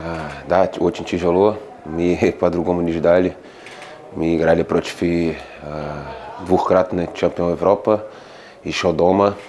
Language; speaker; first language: Russian; non-native, fluent; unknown